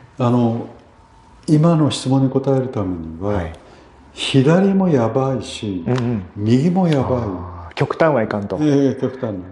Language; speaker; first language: Japanese; early bilingual, other home language; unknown